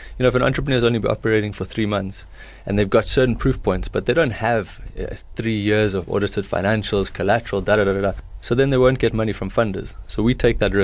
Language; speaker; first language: English; native; English